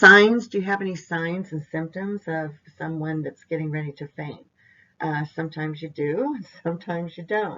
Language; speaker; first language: English; native; English